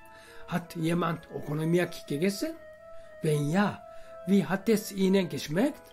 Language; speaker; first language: German; non-native, fluent; Japanese